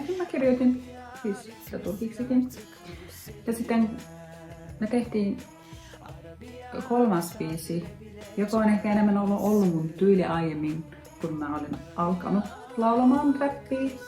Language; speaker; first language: Finnish; non-native, fluent; Turkish